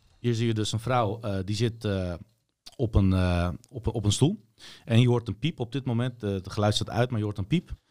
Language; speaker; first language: Dutch; early bilingual, other home language; Turkish